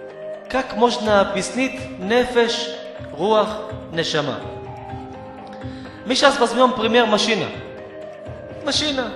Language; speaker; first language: Russian; non-native, fluent; Hebrew